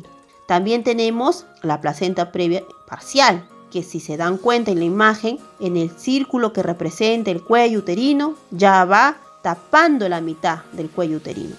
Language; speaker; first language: Spanish; native; Spanish